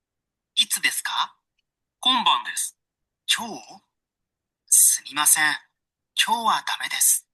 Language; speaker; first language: Japanese; non-native, learner; Sinhala